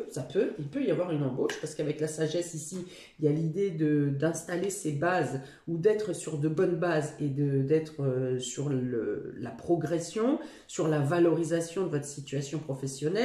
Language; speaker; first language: French; native; French